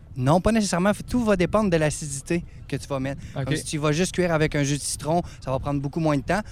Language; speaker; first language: French; native; French